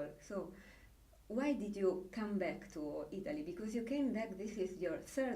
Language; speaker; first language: English; non-native, fluent; Italian